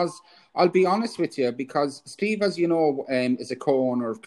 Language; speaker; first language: English; native; English